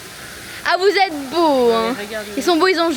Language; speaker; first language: French; native; French